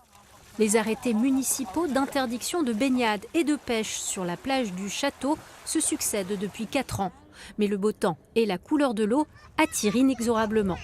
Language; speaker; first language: French; native; French